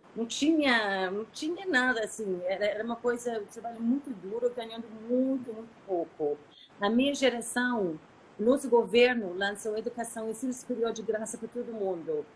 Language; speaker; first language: Portuguese; non-native, fluent; English